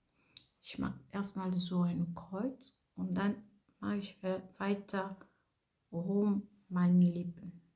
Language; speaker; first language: German; non-native, fluent; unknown